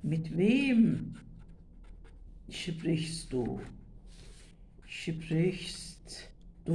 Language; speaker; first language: German; non-native, fluent; Turkish